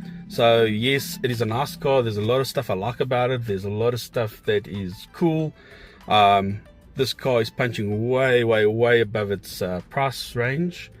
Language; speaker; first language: English; native; English